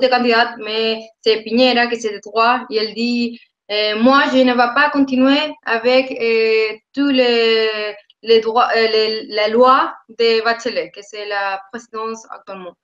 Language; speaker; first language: French; non-native, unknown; Spanish